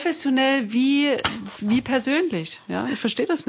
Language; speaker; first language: German; native; German